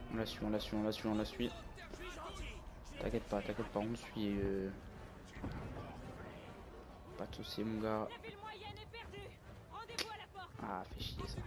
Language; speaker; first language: French; native; French